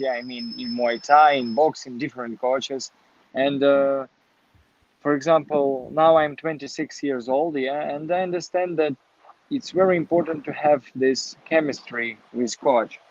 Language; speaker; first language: English; non-native, learner; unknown